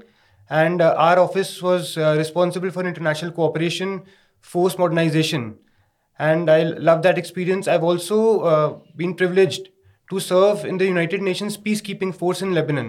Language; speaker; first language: English; non-native, local second language; Hindi